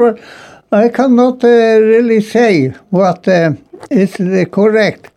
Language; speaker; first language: English; non-native, fluent; Faroese